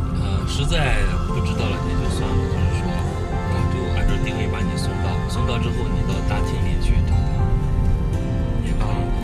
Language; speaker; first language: Chinese; native; Chinese